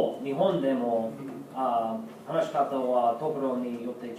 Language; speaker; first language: Japanese; non-native, learner; English